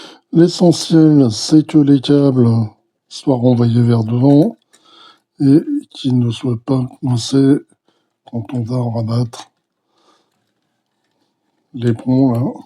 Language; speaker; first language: French; native; French